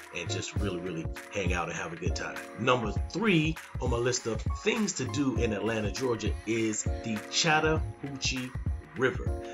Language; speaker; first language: English; native; English